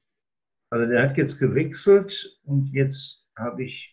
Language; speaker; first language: German; native; German